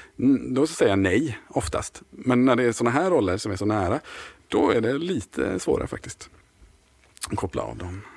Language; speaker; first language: Swedish; native; Swedish